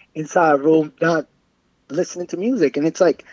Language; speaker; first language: English; non-native, fluent; Spanish